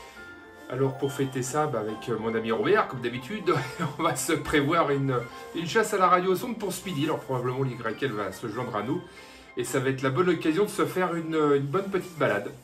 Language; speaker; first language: French; native; French